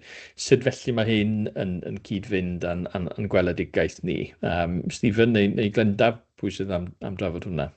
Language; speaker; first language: Welsh; native; Welsh